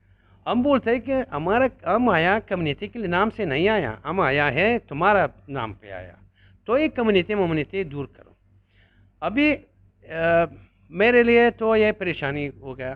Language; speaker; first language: Hindi; non-native, learner; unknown